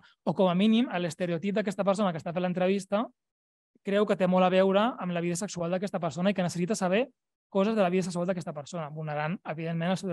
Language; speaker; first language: Catalan; native; Catalan